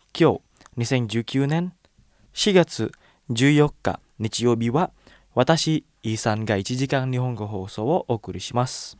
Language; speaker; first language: Japanese; non-native, fluent; Indonesian